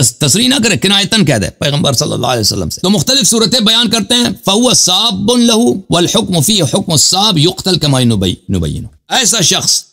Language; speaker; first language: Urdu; non-native, fluent; Persian